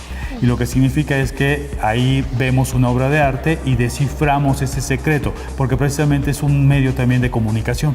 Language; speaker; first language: Spanish; native; Spanish